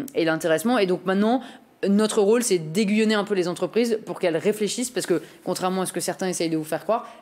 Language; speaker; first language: French; native; French